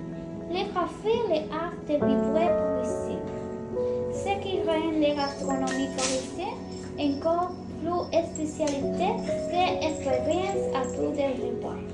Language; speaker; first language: French; non-native, learner; Spanish